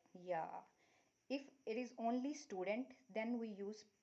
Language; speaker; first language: English; non-native, fluent; Urdu